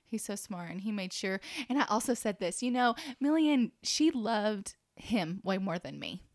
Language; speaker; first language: English; native; English